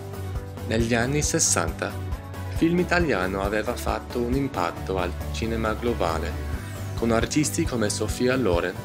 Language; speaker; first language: Italian; non-native, learner; English